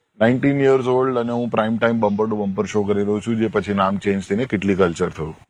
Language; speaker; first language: Gujarati; native; Gujarati